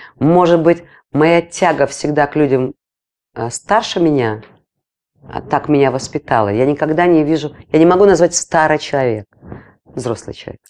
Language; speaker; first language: Russian; non-native, local second language; Latvian